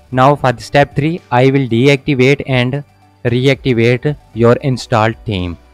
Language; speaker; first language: English; non-native, fluent; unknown